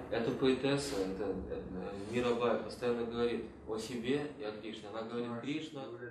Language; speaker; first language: Russian; native; Russian